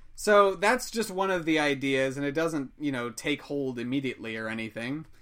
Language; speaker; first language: English; native; English